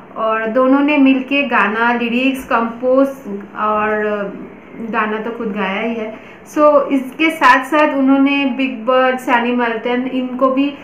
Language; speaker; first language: Hindi; non-native, local second language; Bangla